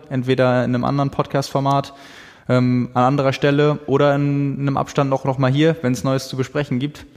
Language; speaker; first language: German; native; German